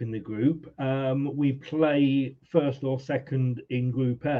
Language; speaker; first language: English; native; English